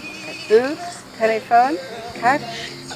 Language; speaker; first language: Turkish; non-native, learner; English